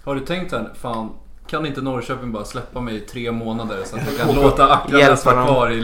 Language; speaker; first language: Swedish; native; Swedish